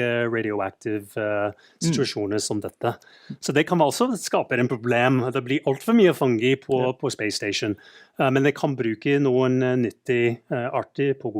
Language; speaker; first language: Norwegian; non-native, fluent; English